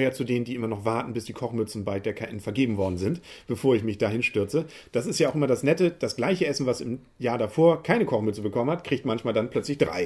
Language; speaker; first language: German; native; German